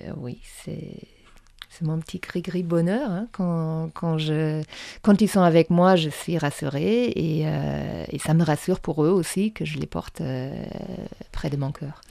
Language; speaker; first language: French; non-native, fluent; German